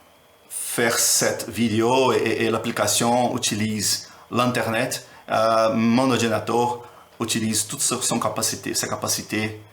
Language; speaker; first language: French; non-native, learner; Portuguese